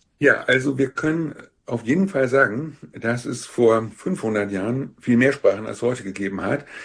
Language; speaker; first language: German; native; German